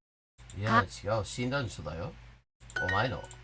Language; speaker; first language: Japanese; non-native, fluent; English